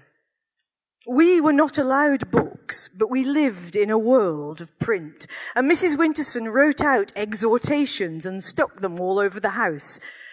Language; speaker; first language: English; native; English